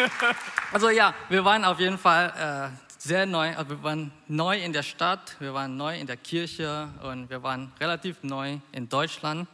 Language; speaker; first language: German; non-native, fluent; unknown